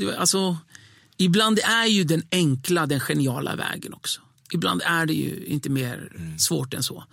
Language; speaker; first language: Swedish; early bilingual, other home language; Kurdish